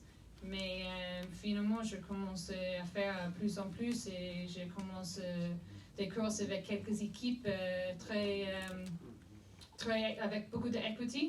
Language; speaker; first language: French; non-native, fluent; English